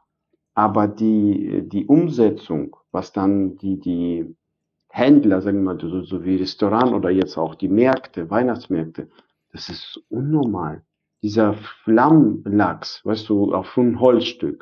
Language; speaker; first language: German; non-native, fluent; Arabic